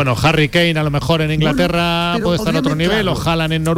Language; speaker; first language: Spanish; native; Spanish